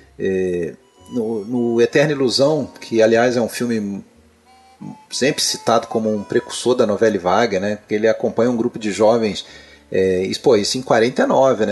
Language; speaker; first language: Portuguese; native; Portuguese